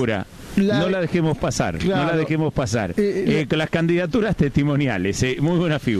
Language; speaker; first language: Spanish; native; Spanish